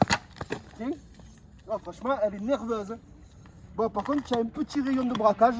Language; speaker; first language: French; native; French